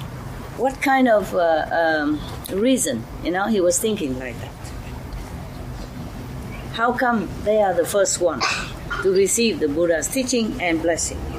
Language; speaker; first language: English; non-native, fluent; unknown